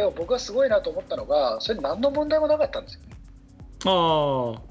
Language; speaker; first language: Japanese; native; Japanese